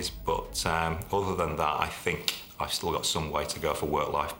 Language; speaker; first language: English; native; English